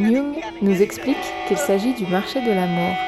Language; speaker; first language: French; native; French